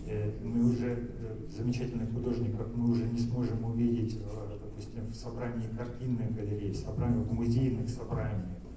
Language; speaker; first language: Russian; native; Russian